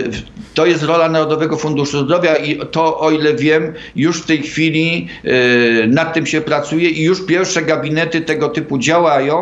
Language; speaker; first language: Polish; native; Polish